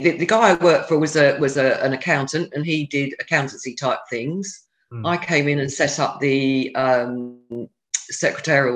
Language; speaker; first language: English; native; English